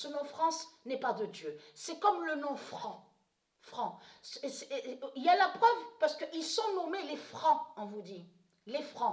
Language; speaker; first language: French; native; French